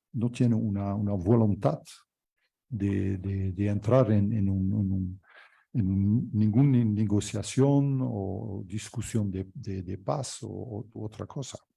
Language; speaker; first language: Spanish; non-native, fluent; Dutch